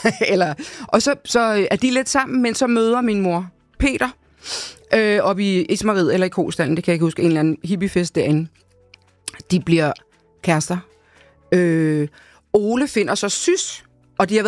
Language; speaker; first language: Danish; native; Danish